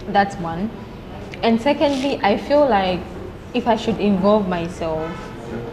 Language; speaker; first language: English; non-native, local second language; Akan